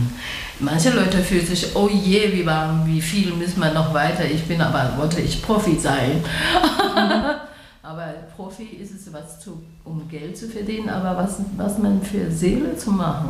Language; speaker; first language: German; non-native, learner; Chinese